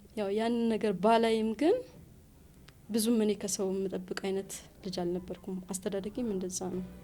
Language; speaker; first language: Amharic; native; Amharic